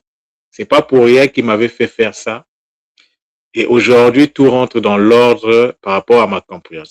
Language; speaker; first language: French; non-native, local second language; Kongo